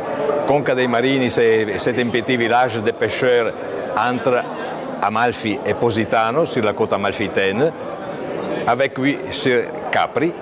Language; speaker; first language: French; non-native, fluent; Italian